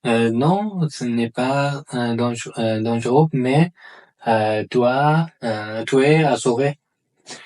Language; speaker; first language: French; non-native, learner; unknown